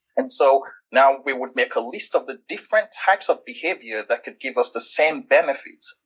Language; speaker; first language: English; non-native, local second language; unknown